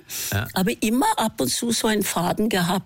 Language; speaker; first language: German; non-native, fluent; Norwegian